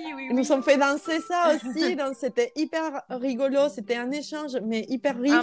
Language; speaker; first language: French; non-native, fluent; Spanish